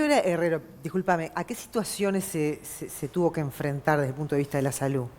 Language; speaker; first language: Spanish; native; Spanish